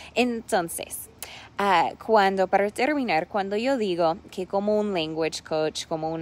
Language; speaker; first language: Spanish; non-native, fluent; English